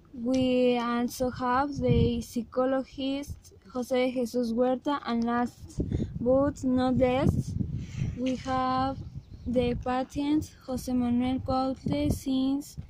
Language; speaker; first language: English; non-native, learner; Spanish